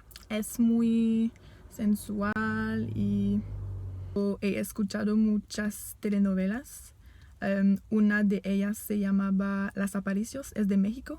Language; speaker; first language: Spanish; non-native, fluent; French